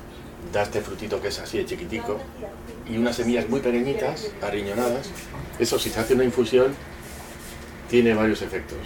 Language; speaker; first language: Spanish; native; Spanish